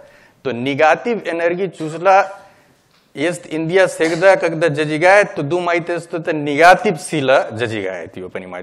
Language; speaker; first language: Russian; non-native, learner; Hindi